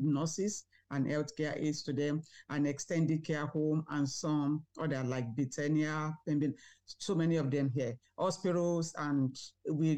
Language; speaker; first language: English; non-native, local second language; Yoruba